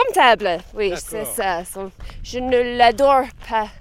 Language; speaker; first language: French; non-native, learner; English